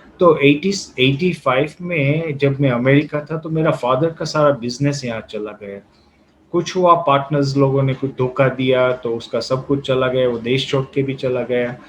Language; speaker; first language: Hindi; non-native, fluent; Gujarati